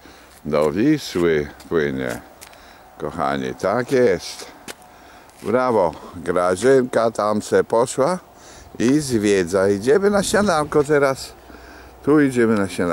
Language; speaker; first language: Polish; native; Polish